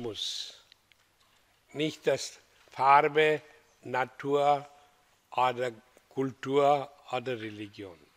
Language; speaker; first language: German; non-native, learner; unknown